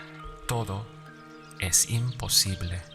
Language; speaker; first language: Spanish; non-native, fluent; English